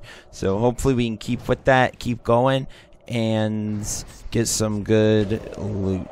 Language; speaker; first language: English; native; English